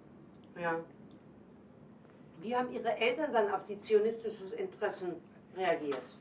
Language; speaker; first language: German; native; German